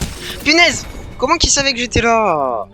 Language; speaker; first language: French; native; French